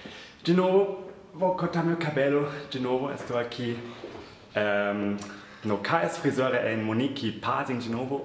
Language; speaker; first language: Portuguese; non-native, fluent; German